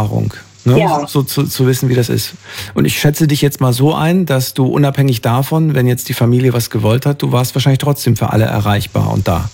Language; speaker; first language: German; native; German